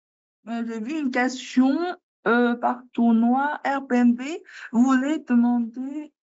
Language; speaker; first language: French; non-native, learner; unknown